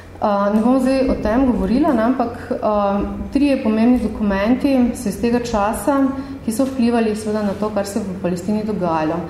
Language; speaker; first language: Slovenian; native; Slovenian